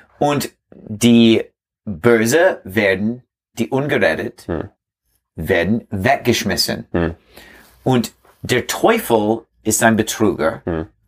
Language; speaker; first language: German; non-native, learner; English